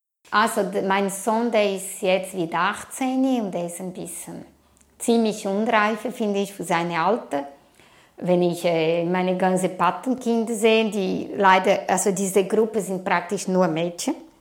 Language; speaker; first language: German; non-native, fluent; Portuguese